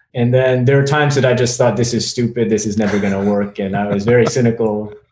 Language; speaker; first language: English; native; English